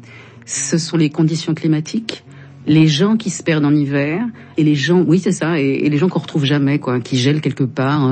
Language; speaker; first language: French; native; French